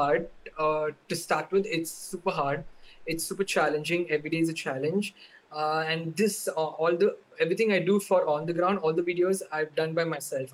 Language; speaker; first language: English; non-native, local second language; Tamil